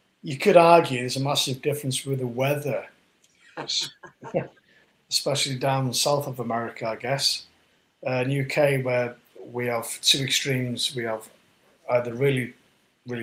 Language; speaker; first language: English; native; English